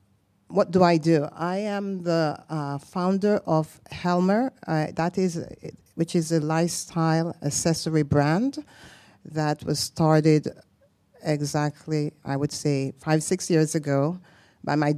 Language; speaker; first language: English; native; English